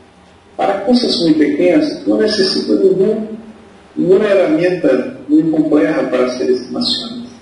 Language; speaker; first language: Spanish; non-native, fluent; Portuguese